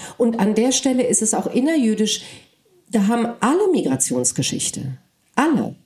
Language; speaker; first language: German; early bilingual, other home language; Polish